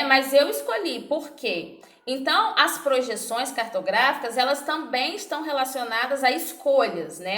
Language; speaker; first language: Portuguese; native; Portuguese